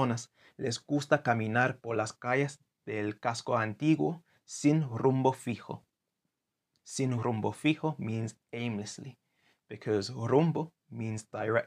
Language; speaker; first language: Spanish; non-native, fluent; English